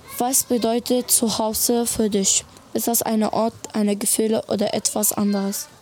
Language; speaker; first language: German; native; German